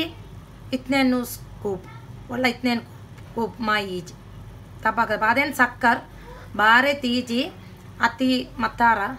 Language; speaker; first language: Arabic; non-native, learner; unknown